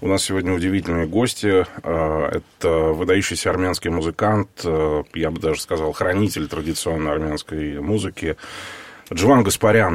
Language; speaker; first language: Russian; native; Russian